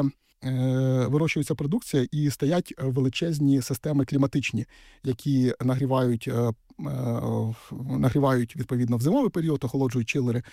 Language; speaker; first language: Ukrainian; native; Ukrainian